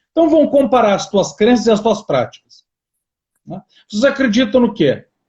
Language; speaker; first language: Portuguese; native; Portuguese